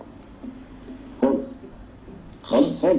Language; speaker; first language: Arabic; native; Arabic